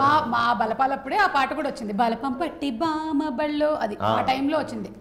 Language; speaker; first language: Telugu; native; Telugu